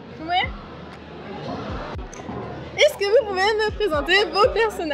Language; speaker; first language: French; native; French